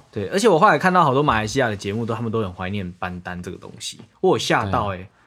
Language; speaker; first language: Chinese; native; Chinese